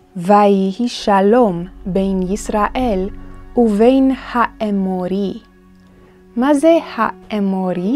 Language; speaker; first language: Hebrew; non-native, fluent; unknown